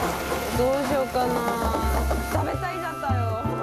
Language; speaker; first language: Japanese; non-native, learner; Korean